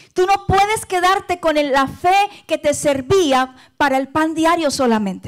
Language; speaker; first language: Spanish; native; Spanish